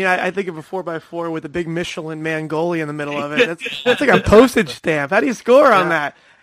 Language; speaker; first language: English; native; English